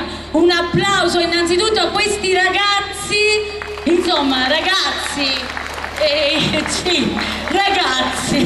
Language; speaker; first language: Italian; native; Italian